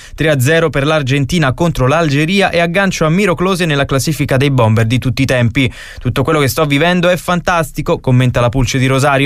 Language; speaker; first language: Italian; native; Italian